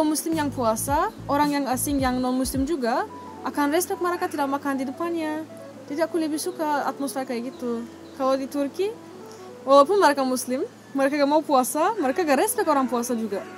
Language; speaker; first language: Indonesian; non-native, fluent; Turkish